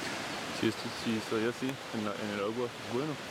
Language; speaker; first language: Spanish; non-native, learner; French